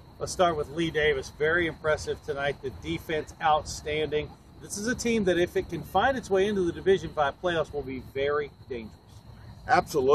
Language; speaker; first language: English; native; English